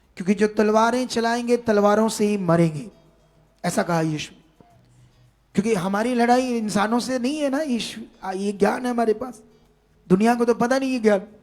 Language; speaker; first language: Hindi; non-native, local second language; Punjabi